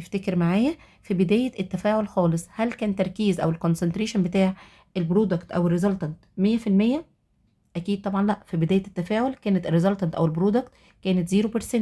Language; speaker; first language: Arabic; native; Arabic